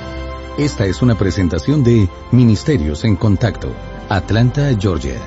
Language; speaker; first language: Spanish; native; Spanish